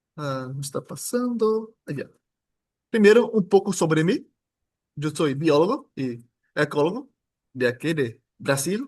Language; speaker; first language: Spanish; non-native, fluent; Portuguese